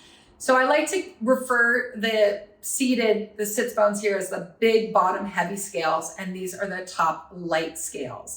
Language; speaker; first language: English; native; English